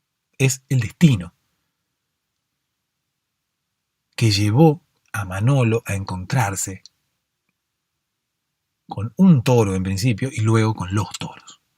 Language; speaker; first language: Spanish; native; Spanish